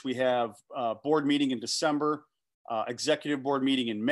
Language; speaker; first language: English; native; English